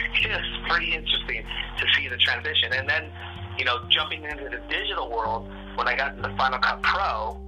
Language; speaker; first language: English; native; English